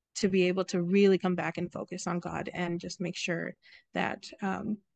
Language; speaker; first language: English; native; English